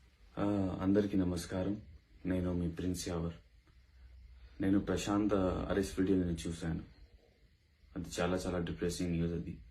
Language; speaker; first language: Telugu; non-native, local second language; Urdu